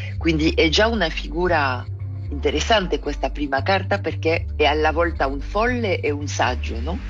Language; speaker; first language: Italian; non-native, fluent; French